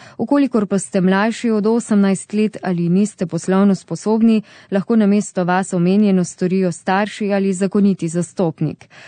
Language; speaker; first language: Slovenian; native; Slovenian